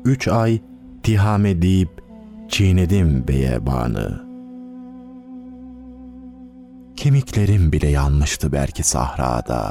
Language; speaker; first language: Turkish; native; Turkish